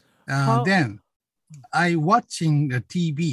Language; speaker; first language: English; non-native, learner; Japanese